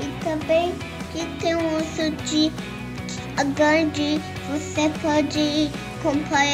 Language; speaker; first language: Portuguese; early bilingual, heritage; Portuguese